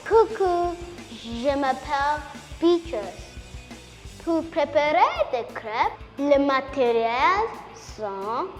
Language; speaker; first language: French; non-native, learner; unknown